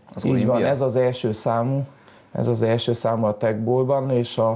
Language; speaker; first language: Hungarian; native; Hungarian